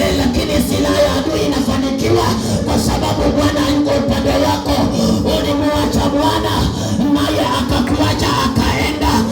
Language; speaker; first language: Swahili; non-native, local second language; Luyia